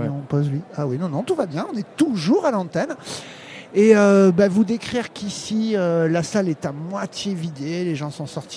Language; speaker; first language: French; native; French